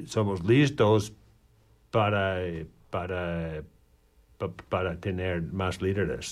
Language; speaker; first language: Spanish; non-native, learner; English